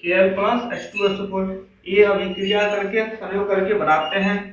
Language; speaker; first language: Hindi; native; Hindi